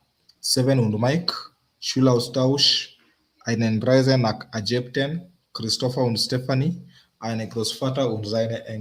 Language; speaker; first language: German; non-native, learner; Swahili